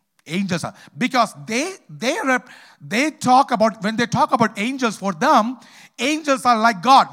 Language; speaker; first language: English; non-native, local second language; Malayalam